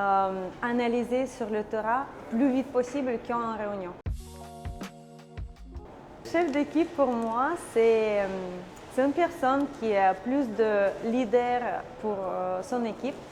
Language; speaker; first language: French; non-native, learner; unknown